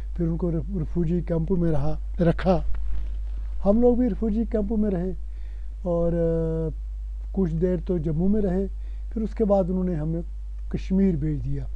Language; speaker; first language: Urdu; non-native, local second language; Punjabi